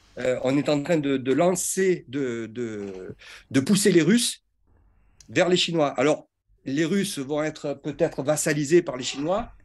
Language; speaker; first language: French; native; French